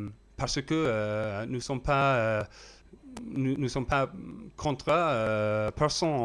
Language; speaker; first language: French; non-native, learner; English